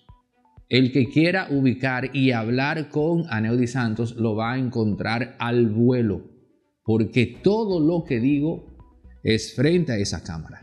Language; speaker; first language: Spanish; native; Spanish